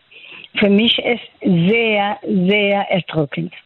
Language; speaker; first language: German; non-native, fluent; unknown